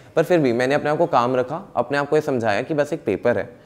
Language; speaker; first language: Hindi; native; Hindi